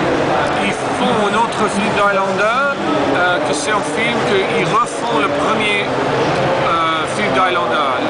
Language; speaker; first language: French; non-native, learner; English